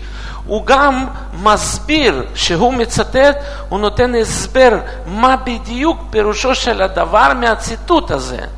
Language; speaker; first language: Hebrew; non-native, fluent; Russian